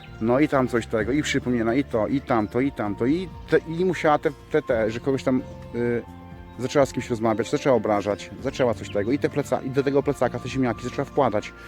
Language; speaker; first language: Polish; native; Polish